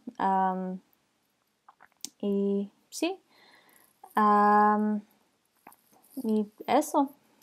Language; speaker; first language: Spanish; non-native, learner; English